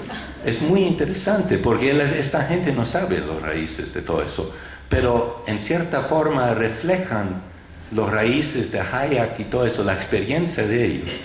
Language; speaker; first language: Spanish; non-native, fluent; English